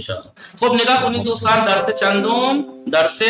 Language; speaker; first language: Persian; non-native, fluent; Urdu